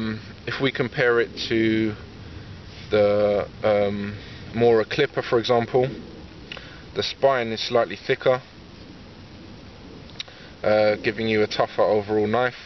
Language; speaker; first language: English; native; English